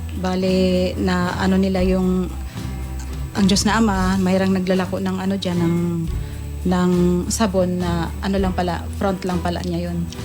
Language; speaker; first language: Filipino; non-native, local second language; Waray